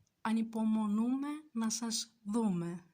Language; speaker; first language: Greek; non-native, fluent; Turkish